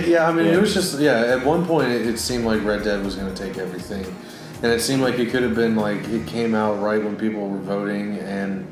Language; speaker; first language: English; native; English